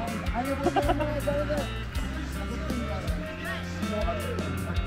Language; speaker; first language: Japanese; native; Japanese